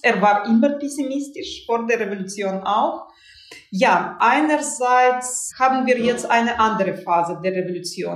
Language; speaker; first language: German; non-native, fluent; Russian